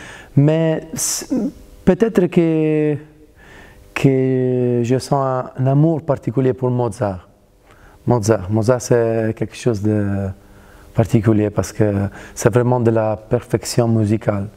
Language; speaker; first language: French; non-native, fluent; Italian